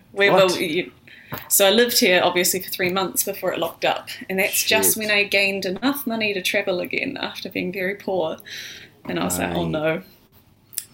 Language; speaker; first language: English; native; English